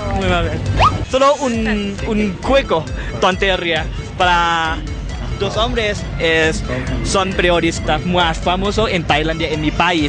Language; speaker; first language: Spanish; non-native, learner; Thai